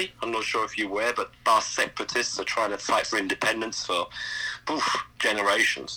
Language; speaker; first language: English; native; English